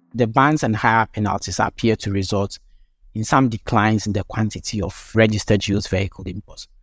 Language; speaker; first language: English; non-native, local second language; Akan